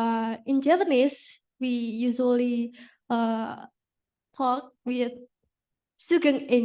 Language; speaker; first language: English; non-native, fluent; Thai